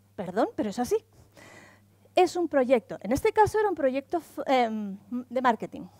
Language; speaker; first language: Spanish; native; Spanish